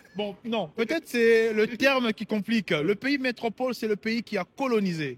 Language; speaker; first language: French; native; French